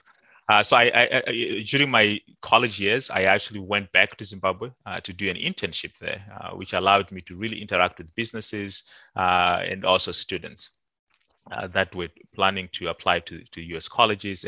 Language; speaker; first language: English; non-native, local second language; Shona